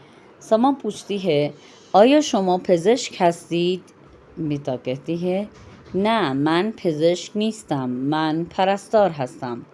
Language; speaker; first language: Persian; non-native, fluent; Urdu